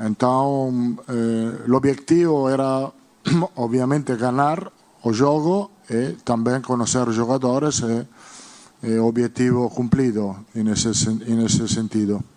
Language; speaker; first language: Portuguese; non-native, learner; Spanish